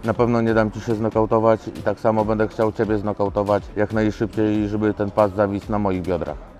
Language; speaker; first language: Polish; native; Polish